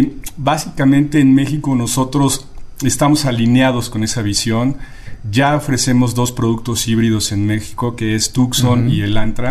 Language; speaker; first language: Spanish; native; Spanish